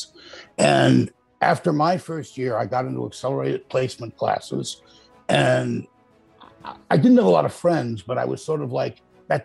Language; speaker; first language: English; native; English